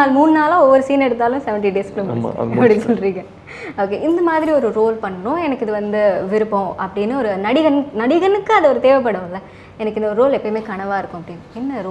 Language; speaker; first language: Tamil; native; Tamil